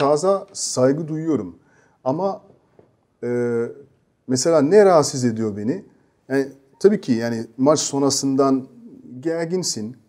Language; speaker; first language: Turkish; non-native, fluent; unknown